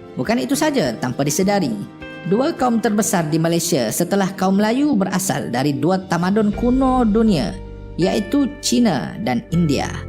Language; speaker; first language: Malay; native; Malay